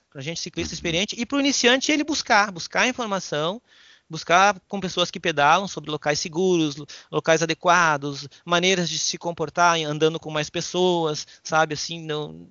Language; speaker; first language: Portuguese; native; Portuguese